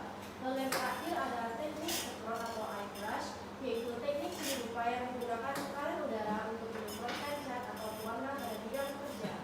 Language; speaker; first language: Indonesian; native; Indonesian